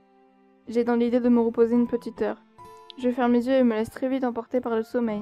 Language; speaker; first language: French; native; French